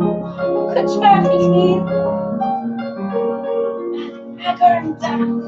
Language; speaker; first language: Welsh; non-native, local second language; English